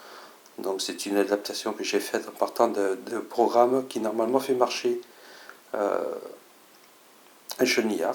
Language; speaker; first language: French; native; French